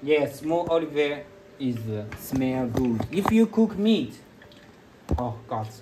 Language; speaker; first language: English; non-native, learner; Chinese